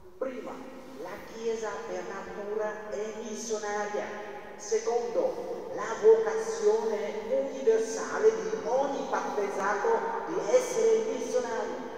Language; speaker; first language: Italian; non-native, fluent; Vietnamese